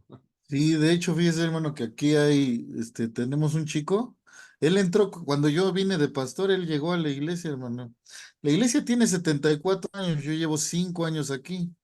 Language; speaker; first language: Spanish; native; Spanish